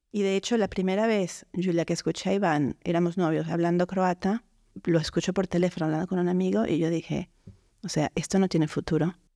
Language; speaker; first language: Spanish; native; Spanish